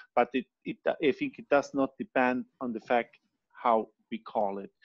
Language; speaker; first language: English; non-native, fluent; Italian